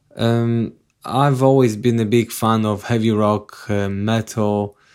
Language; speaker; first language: English; non-native, fluent; Polish